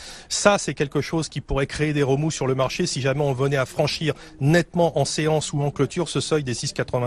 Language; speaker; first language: French; native; French